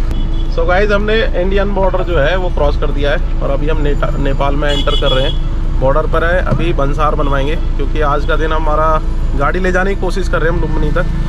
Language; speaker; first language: Hindi; native; Hindi